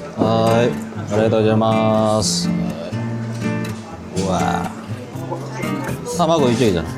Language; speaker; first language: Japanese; non-native, learner; Korean